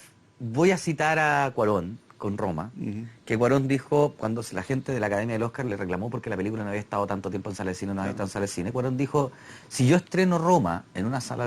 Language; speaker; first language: Spanish; native; Spanish